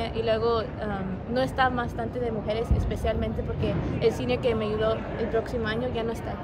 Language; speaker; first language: Spanish; early bilingual, heritage; Spanish